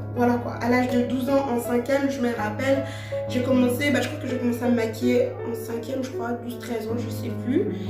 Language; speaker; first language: French; early bilingual, other home language; Lingala